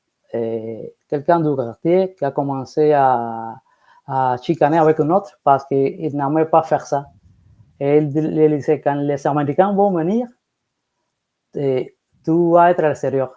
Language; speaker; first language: French; non-native, fluent; Spanish